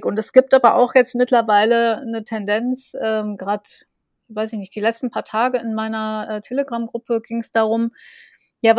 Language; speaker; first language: German; native; German